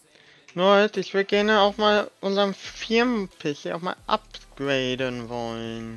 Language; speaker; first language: German; native; German